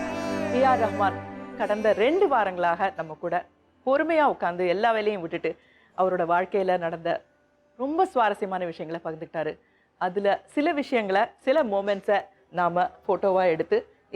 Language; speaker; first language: Tamil; native; Tamil